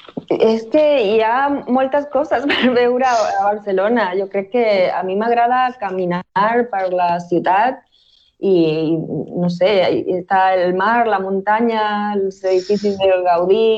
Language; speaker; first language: Catalan; non-native, local second language; Spanish